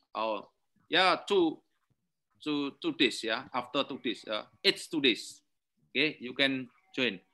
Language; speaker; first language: English; non-native, learner; Indonesian